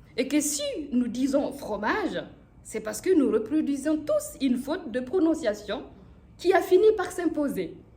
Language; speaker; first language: French; non-native, local second language; Mossi